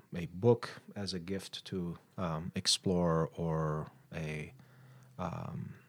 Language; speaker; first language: English; non-native, fluent; Arabic